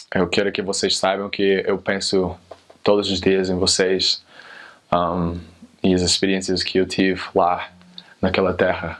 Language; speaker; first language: Portuguese; non-native, fluent; English